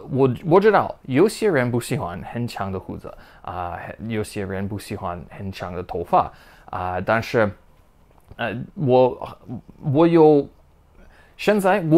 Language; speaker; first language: Chinese; non-native, learner; English